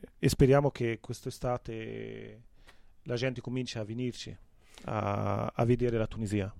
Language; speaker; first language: Italian; non-native, fluent; Arabic